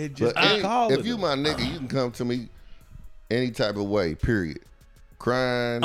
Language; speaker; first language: English; native; English